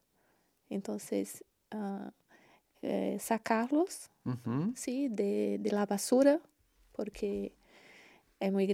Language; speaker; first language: Spanish; non-native, learner; Portuguese